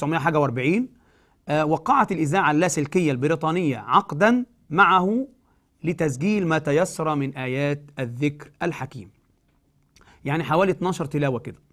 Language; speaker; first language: Arabic; native; Arabic